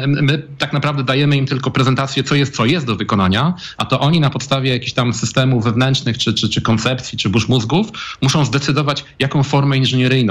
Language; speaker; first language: Polish; native; Polish